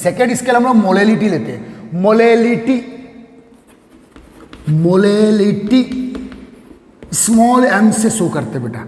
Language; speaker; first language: Hindi; native; Hindi